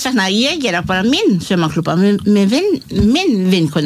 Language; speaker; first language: Icelandic; non-native, learner; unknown